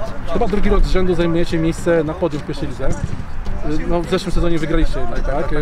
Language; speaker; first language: Polish; native; Polish